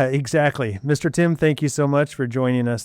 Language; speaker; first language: English; native; English